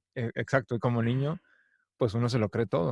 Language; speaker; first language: Spanish; native; Spanish